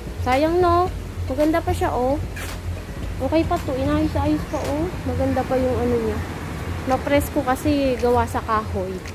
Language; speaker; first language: Filipino; non-native, local second language; Bikol